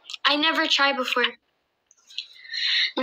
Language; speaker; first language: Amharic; non-native, learner; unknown